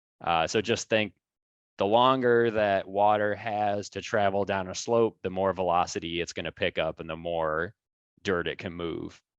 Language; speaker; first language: English; native; English